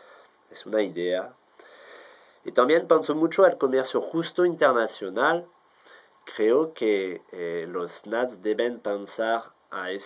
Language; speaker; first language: Spanish; non-native, fluent; French